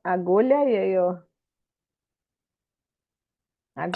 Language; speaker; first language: Spanish; non-native, fluent; Portuguese